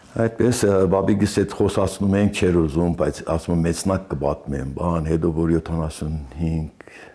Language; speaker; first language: Armenian; early bilingual, heritage; Armenian